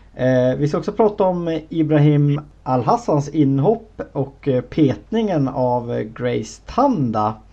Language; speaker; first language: Swedish; native; Swedish